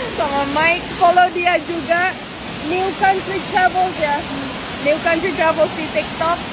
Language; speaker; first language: Indonesian; non-native, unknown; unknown